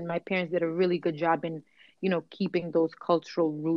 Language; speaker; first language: English; early bilingual, other home language; Kabuverdianu